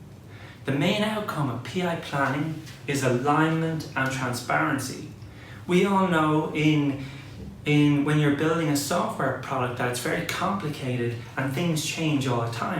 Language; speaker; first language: English; native; English